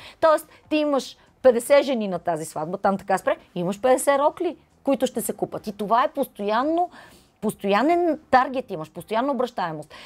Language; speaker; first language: Bulgarian; native; Bulgarian